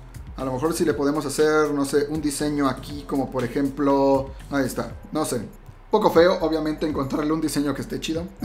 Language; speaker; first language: Spanish; native; Spanish